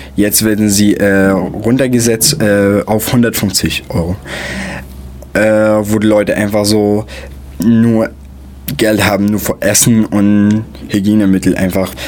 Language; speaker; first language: German; non-native, fluent; Arabic